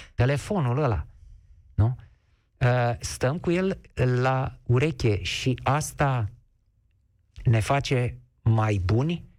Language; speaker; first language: Romanian; native; Romanian